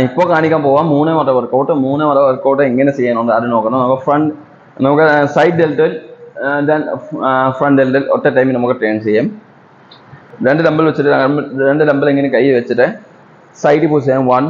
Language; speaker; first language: Malayalam; non-native, learner; Assamese